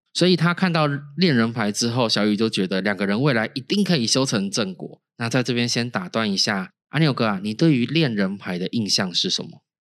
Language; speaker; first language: Chinese; native; Chinese